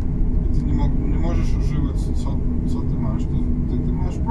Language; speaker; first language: Polish; non-native, learner; Russian